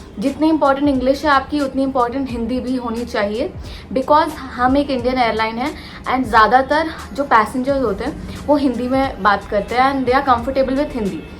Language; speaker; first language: Hindi; native; Hindi